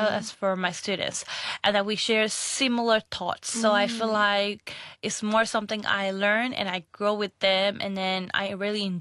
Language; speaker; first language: English; non-native, local second language; Urdu